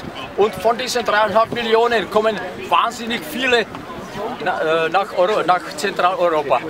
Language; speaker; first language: German; non-native, fluent; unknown